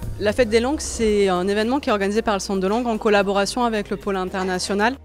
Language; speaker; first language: French; native; French